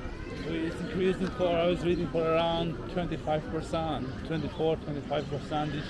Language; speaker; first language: English; non-native, local second language; Albanian